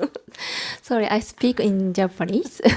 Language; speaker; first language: English; non-native, learner; Japanese